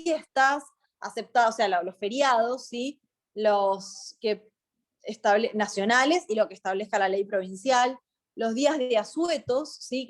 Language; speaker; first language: Spanish; native; Spanish